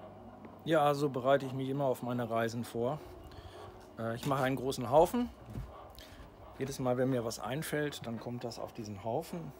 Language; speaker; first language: German; native; German